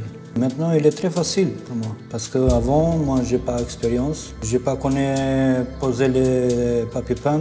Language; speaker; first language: French; non-native, learner; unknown